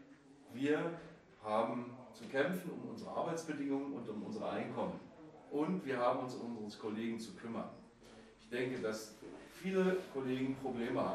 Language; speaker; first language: German; native; German